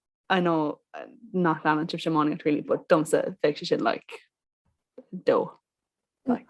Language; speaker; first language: Irish; non-native, local second language; English